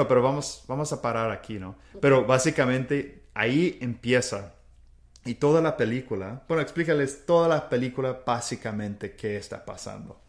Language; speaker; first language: Spanish; non-native, fluent; English